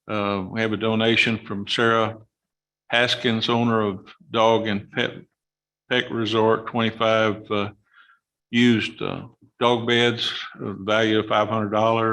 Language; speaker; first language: English; native; English